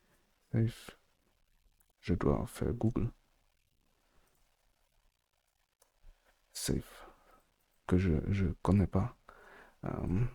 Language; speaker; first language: French; non-native, learner; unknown